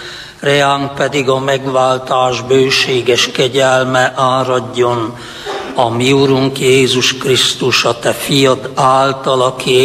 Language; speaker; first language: Hungarian; native; Hungarian